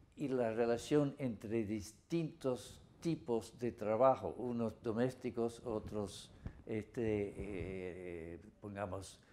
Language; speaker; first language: Spanish; non-native, fluent; English